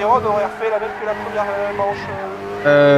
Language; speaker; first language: French; native; French